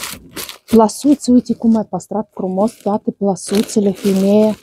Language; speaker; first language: Romanian; non-native, learner; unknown